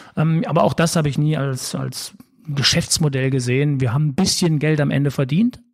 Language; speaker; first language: German; native; German